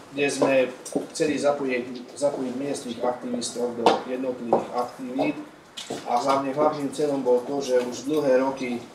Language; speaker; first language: Slovak; non-native, local second language; Hungarian